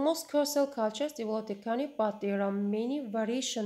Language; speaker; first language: English; non-native, fluent; Azerbaijani